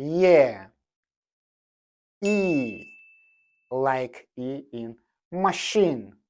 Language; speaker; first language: English; non-native, fluent; Russian